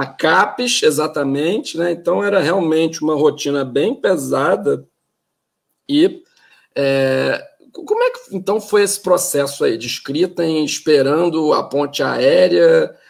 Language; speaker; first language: Portuguese; native; Portuguese